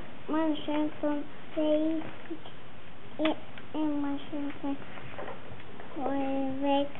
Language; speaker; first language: French; non-native, learner; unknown